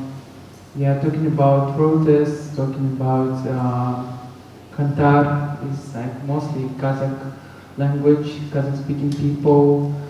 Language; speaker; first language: English; non-native, fluent; Russian